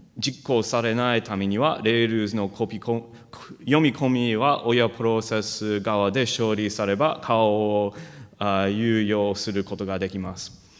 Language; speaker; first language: Japanese; non-native, fluent; English